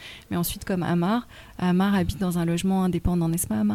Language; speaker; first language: French; native; French